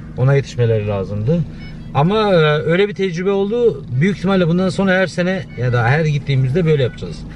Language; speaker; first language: Turkish; early bilingual, other home language; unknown